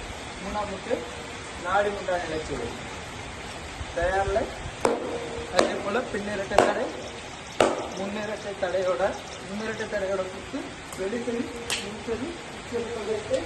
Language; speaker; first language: Tamil; native; Tamil